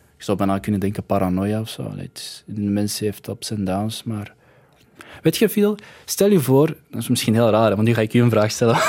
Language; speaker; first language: Dutch; early bilingual, other home language; Arabic